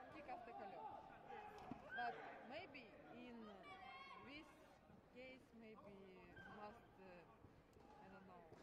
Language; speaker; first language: English; non-native, learner; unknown